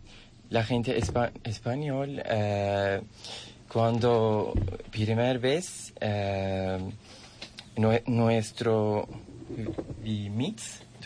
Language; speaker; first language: Spanish; non-native, learner; Turkish